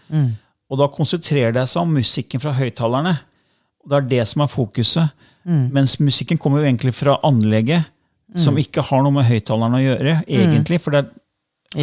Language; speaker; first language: Norwegian; native; Norwegian